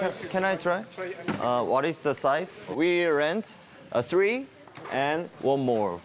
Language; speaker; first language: English; non-native, learner; Korean